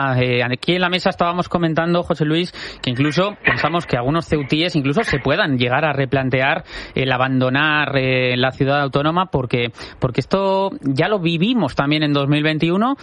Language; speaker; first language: Spanish; native; Spanish